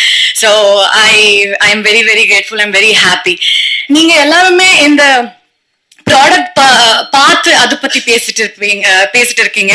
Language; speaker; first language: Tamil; non-native, learner; Kannada